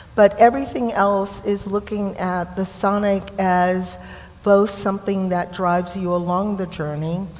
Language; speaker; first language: English; native; English